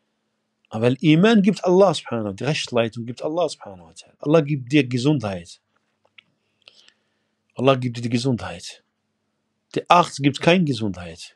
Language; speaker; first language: German; non-native, fluent; Arabic